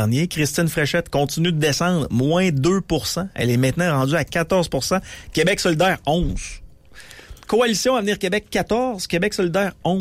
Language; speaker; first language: French; native; French